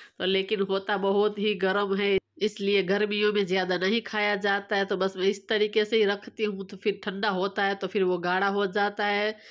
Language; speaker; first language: Hindi; non-native, local second language; Gujarati